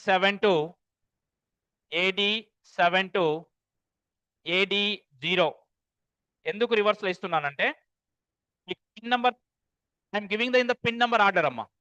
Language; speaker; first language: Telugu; native; Telugu